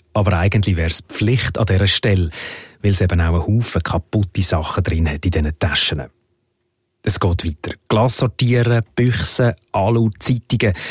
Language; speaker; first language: German; native; German